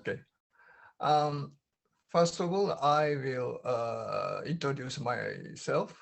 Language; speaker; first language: English; non-native, learner; Japanese